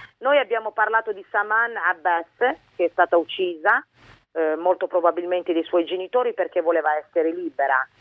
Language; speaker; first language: Italian; early bilingual, other home language; Arabic